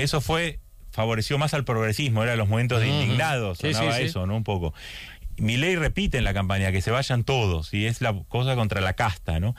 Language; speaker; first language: Spanish; native; Spanish